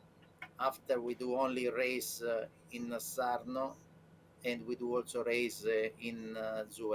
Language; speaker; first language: English; non-native, learner; Italian